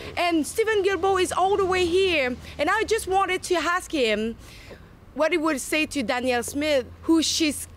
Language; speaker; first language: English; non-native, fluent; French